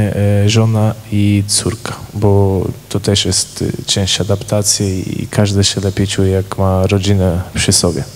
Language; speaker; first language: Polish; non-native, fluent; Portuguese